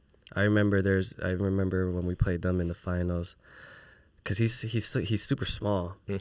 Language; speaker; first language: English; early bilingual, other home language; Chinese